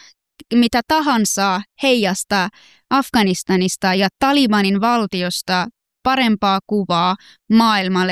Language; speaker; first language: Finnish; non-native, fluent; Persian